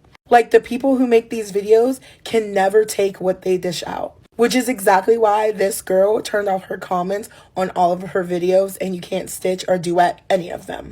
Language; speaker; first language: English; native; English